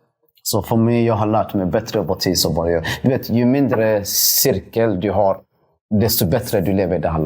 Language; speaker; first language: Swedish; early bilingual, other home language; Somali